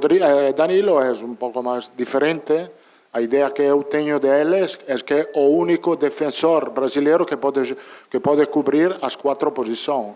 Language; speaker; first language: Spanish; non-native, fluent; Italian